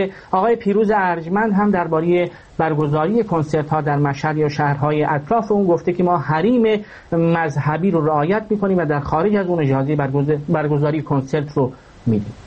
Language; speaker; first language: Persian; native; Persian